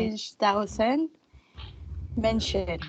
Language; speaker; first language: German; non-native, learner; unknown